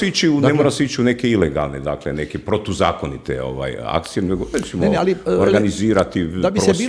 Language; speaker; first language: Croatian; native; Croatian